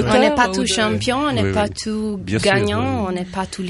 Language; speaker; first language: French; non-native, fluent; Italian